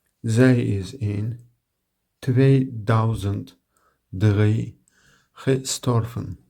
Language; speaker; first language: Dutch; non-native, learner; Turkish